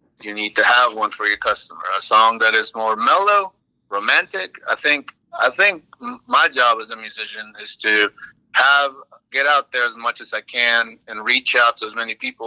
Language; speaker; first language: English; early bilingual, other home language; Spanish